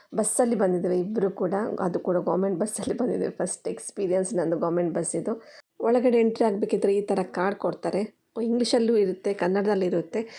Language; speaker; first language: Kannada; non-native, local second language; Tulu